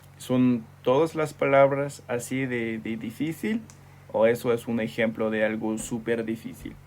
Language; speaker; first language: Spanish; non-native, fluent; English